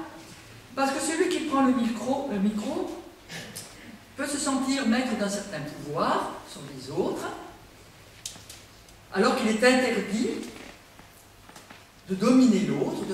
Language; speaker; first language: French; native; French